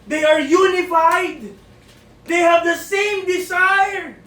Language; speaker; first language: English; non-native, local second language; Filipino